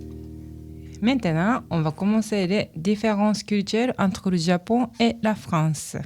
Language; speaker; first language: French; non-native, learner; Japanese